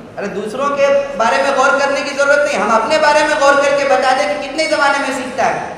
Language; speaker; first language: Urdu; native; Urdu